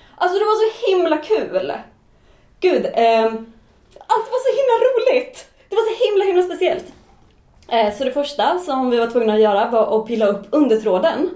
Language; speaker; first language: Swedish; native; Swedish